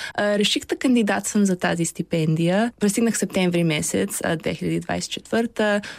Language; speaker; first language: Bulgarian; early bilingual, heritage; Bulgarian